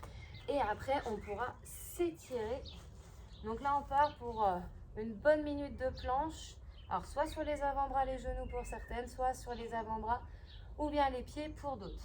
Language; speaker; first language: French; native; French